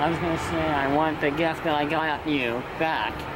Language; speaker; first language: English; native; English